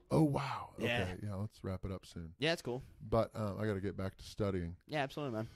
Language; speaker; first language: English; native; English